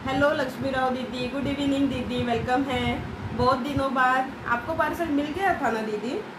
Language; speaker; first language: Hindi; non-native, local second language; Marathi